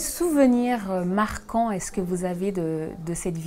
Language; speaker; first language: French; native; French